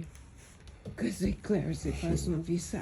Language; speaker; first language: French; non-native, learner; English